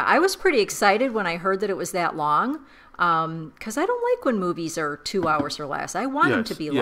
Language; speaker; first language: English; native; English